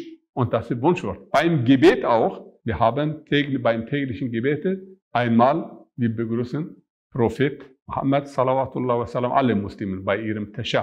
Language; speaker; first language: German; non-native, fluent; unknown